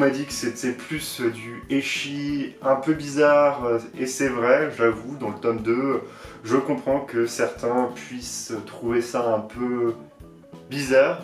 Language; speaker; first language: French; native; French